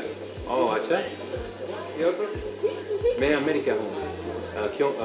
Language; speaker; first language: Hindi; non-native, learner; English